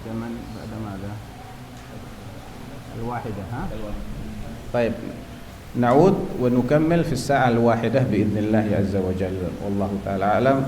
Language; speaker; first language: Arabic; non-native, fluent; Indonesian